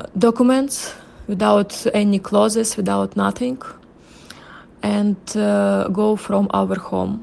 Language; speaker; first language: English; non-native, learner; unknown